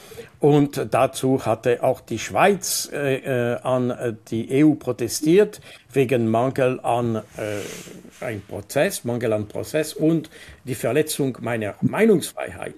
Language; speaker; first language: German; non-native, local second language; French